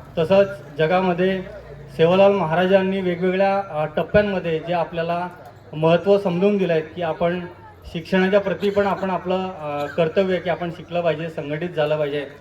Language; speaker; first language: Marathi; non-native, local second language; Lambadi